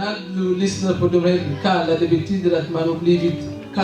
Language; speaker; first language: Swedish; non-native, learner; Swahili